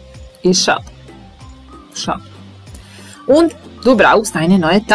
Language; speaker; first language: German; non-native, fluent; Serbian